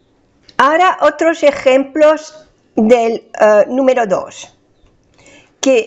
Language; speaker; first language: Spanish; non-native, fluent; French